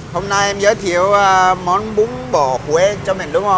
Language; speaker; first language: Vietnamese; non-native, fluent; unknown